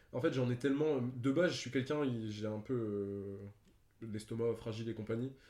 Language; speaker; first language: French; native; French